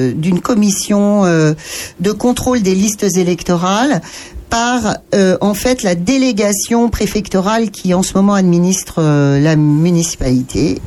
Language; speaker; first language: French; native; French